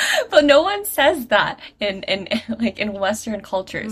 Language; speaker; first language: English; early bilingual, other home language; Chinese